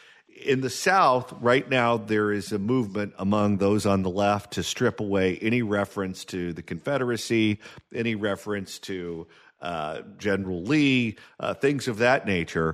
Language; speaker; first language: English; native; English